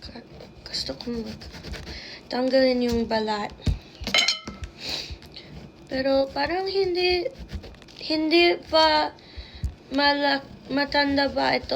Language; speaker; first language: Filipino; non-native, learner; English